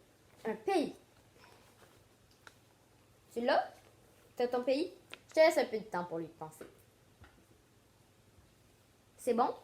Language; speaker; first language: French; native; French